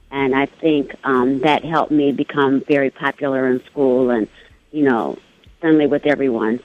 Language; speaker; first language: English; native; English